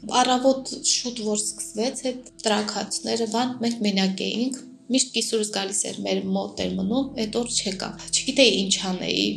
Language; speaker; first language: Armenian; native; Armenian